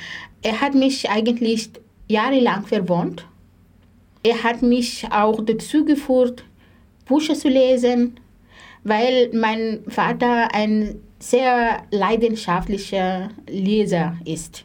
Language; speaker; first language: German; non-native, fluent; Arabic